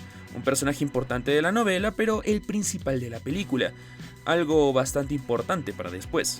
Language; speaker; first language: Spanish; native; Spanish